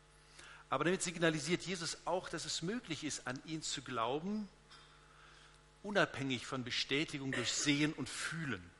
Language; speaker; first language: German; native; German